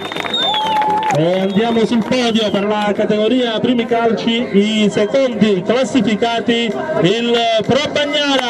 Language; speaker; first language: Italian; native; Italian